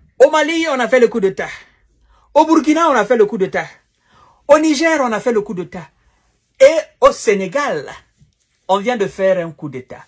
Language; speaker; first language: French; non-native, local second language; Wolof